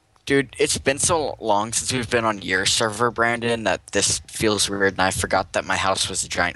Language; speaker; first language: English; native; English